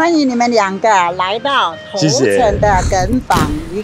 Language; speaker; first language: Chinese; native; Chinese